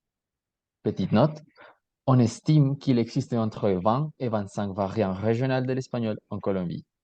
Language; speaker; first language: French; non-native, learner; Spanish